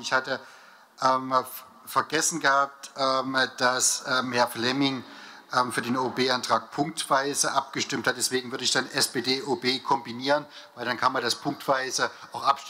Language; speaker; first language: German; native; German